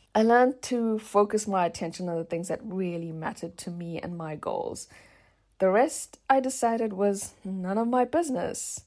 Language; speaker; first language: English; native; English